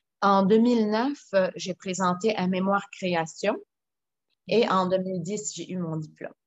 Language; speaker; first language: French; non-native, local second language; Arabic